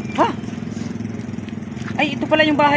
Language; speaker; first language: Filipino; non-native, local second language; Cebuano